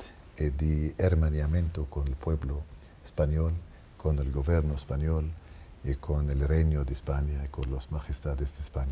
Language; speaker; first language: Spanish; non-native, fluent; Arabic